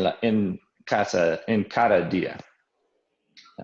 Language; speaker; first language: Spanish; non-native, learner; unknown